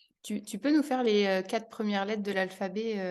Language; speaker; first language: French; native; French